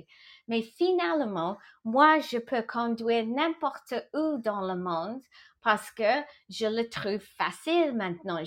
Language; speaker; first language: French; non-native, fluent; English